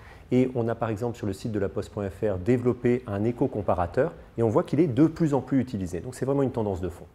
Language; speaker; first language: French; native; French